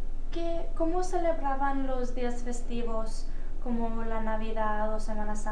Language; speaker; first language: Spanish; early bilingual, heritage; Spanish